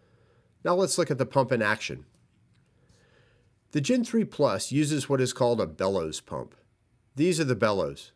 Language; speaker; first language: English; native; English